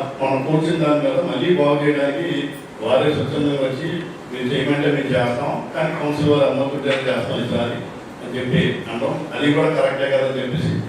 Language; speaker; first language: Telugu; native; Telugu